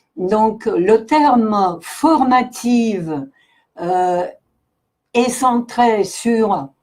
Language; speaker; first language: French; non-native, fluent; Russian